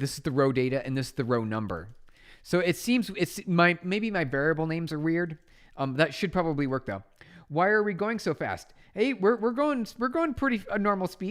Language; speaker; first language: English; native; English